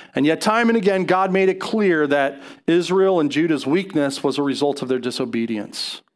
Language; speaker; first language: English; native; English